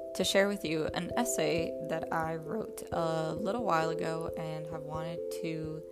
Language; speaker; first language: English; early bilingual, other home language; Spanish